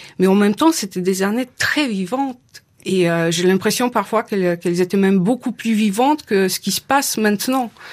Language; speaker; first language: French; non-native, fluent; Polish